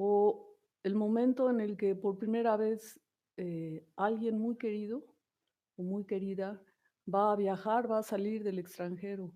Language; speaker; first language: Spanish; native; Spanish